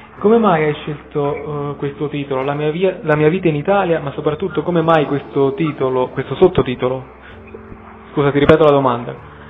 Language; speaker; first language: Italian; native; Italian